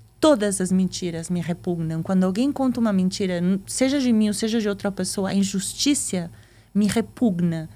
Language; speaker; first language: Portuguese; non-native, fluent; Spanish